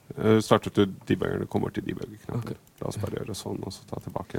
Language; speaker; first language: Norwegian; native; Norwegian